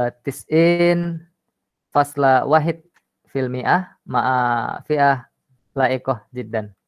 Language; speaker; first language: Arabic; non-native, learner; Indonesian